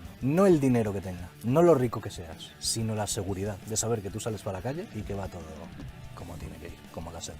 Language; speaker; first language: Spanish; native; Spanish